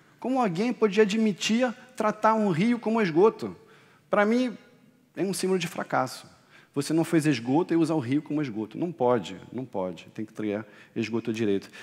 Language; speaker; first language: Portuguese; non-native, fluent; French